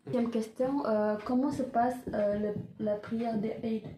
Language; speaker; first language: French; non-native, learner; Indonesian